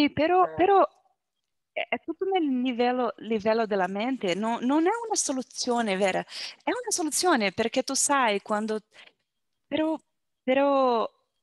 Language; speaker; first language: Italian; non-native, learner; Portuguese